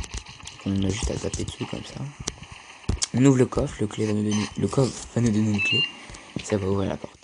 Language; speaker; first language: French; native; French